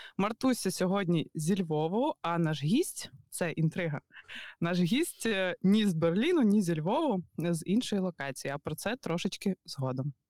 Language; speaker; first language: Ukrainian; native; Ukrainian